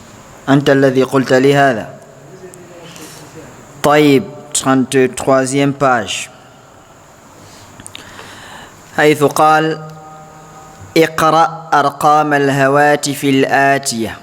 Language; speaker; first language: Arabic; non-native, fluent; Fula